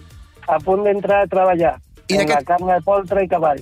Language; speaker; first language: Catalan; non-native, local second language; Spanish